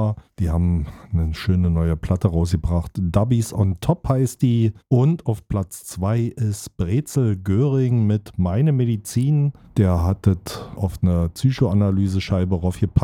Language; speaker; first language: German; native; German